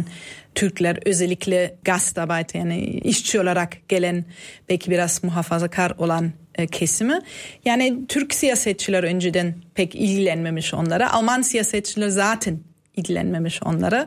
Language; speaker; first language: Turkish; non-native, fluent; German